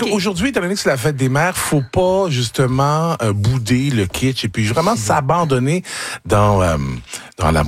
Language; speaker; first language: French; native; French